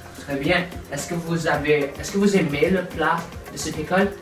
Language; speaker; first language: French; non-native, learner; English